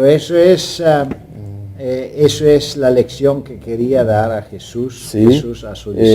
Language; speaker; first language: Spanish; non-native, fluent; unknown